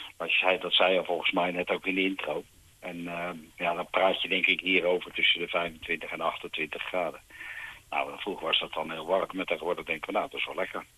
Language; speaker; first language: Dutch; native; Dutch